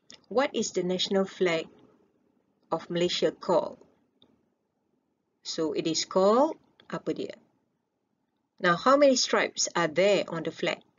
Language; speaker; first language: English; non-native, local second language; Malay